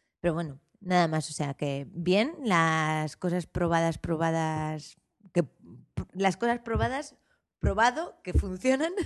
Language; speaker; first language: Spanish; native; Spanish